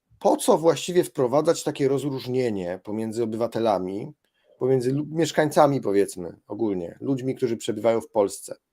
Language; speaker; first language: Polish; native; Polish